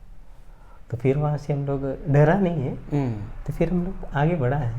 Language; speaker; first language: Hindi; non-native, local second language; Malayalam